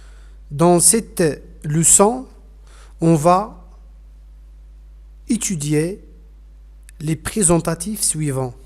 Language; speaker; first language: French; non-native, fluent; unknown